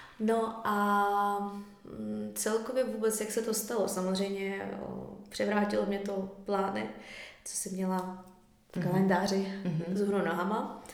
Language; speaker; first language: Czech; early bilingual, other home language; Russian